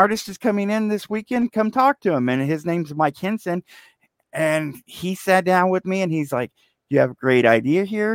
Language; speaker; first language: English; native; English